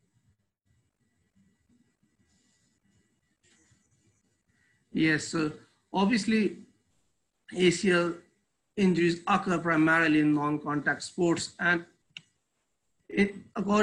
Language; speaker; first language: English; non-native, local second language; Urdu